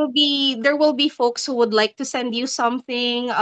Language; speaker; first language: English; non-native, local second language; Filipino